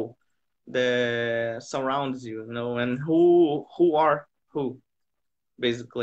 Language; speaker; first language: English; non-native, fluent; Portuguese